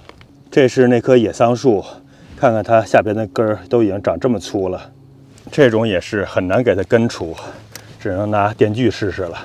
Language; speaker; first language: Chinese; native; Chinese